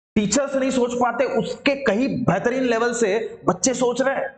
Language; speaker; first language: Hindi; non-native, local second language; Marathi